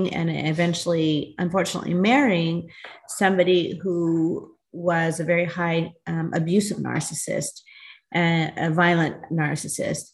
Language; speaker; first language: English; native; English